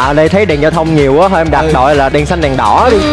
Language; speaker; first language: Vietnamese; native; Vietnamese